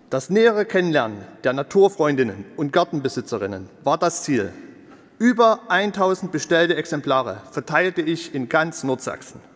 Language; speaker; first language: German; native; German